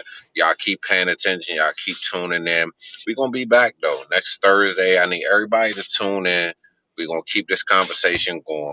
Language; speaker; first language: English; native; English